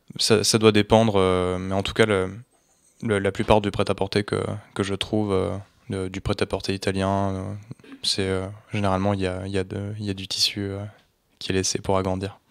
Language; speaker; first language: French; native; French